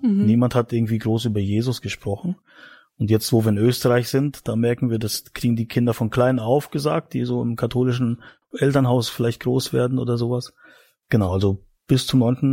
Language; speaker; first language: German; native; German